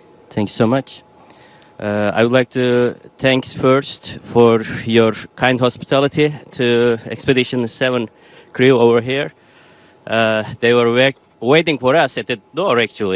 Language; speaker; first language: English; non-native, fluent; Turkish